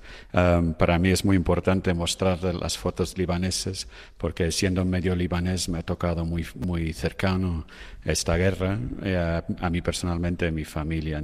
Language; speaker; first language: Spanish; non-native, fluent; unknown